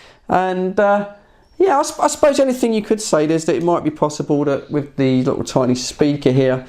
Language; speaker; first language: English; native; English